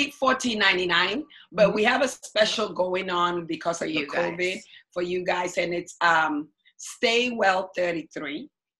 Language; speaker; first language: English; non-native, local second language; Akan